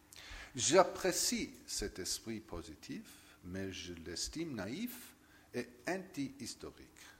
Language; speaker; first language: French; non-native, fluent; English